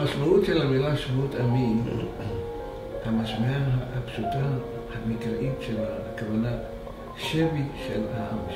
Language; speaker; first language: Hebrew; non-native, fluent; Russian